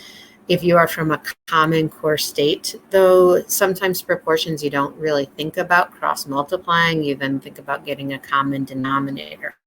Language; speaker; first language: English; native; English